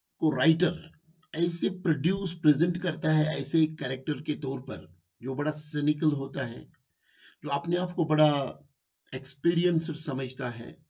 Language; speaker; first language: Urdu; non-native, local second language; Kashmiri